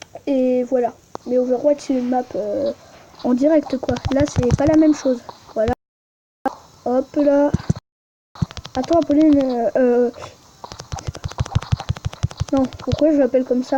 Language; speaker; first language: French; native; French